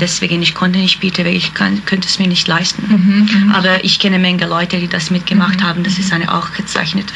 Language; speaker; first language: German; non-native, fluent; Hungarian